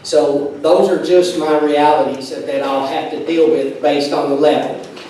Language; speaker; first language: English; native; English